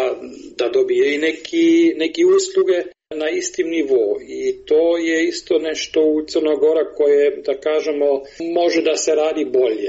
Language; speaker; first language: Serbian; non-native, learner; German